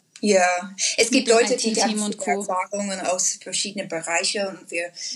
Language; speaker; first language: German; non-native, learner; English